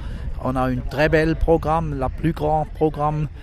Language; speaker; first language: French; non-native, local second language; German